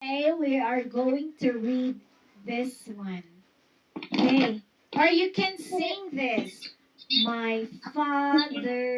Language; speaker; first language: English; non-native, fluent; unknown